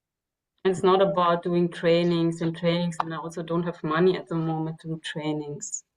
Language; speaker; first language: English; non-native, fluent; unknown